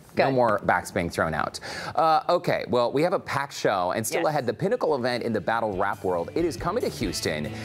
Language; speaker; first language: English; native; English